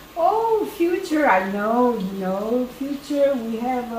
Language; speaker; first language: English; non-native, fluent; Korean